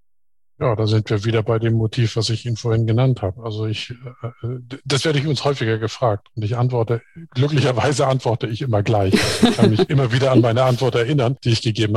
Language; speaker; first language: German; native; German